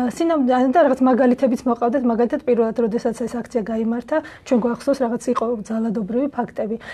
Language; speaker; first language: Georgian; native; Georgian